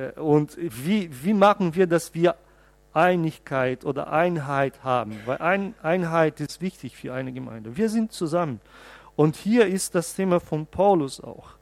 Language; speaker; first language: German; non-native, fluent; Portuguese